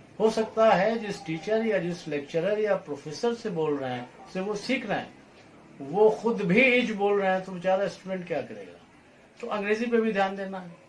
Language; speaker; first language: Hindi; native; Hindi